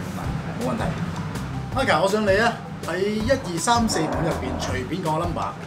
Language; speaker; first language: Cantonese; native; Cantonese